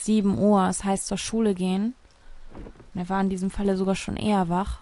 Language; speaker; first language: German; native; German